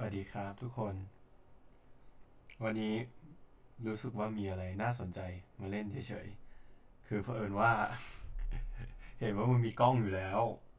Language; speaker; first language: Thai; native; Thai